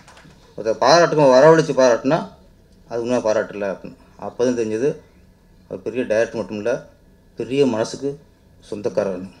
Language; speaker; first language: Tamil; native; Tamil